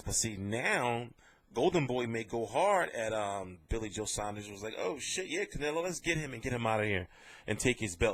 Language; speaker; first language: English; native; English